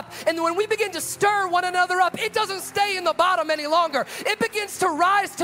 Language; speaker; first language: English; native; English